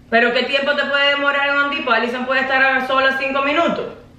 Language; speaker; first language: Spanish; native; Spanish